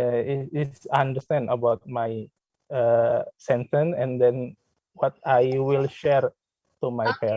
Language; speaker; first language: English; non-native, learner; Indonesian